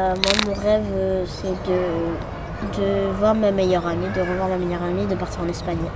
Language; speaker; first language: French; early bilingual, other home language; Arabic